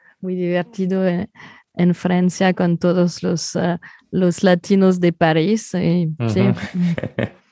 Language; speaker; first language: Spanish; non-native, fluent; French